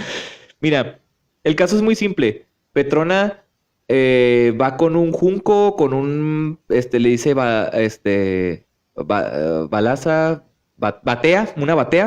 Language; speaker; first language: Spanish; native; Spanish